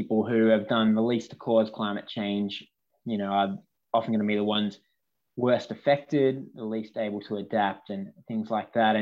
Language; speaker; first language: English; native; English